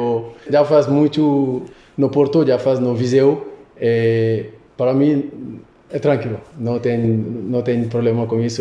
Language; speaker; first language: Portuguese; non-native, local second language; Wolof